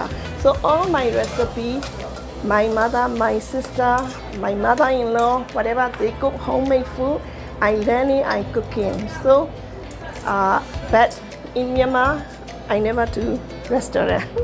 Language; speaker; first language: English; non-native, learner; Burmese